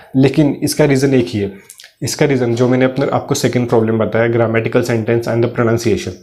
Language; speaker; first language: Hindi; non-native, local second language; Marathi